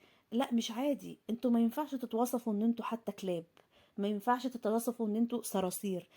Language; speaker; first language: Arabic; native; Arabic